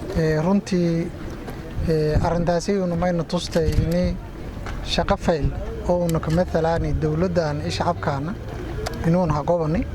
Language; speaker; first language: Somali; non-native, local second language; Maay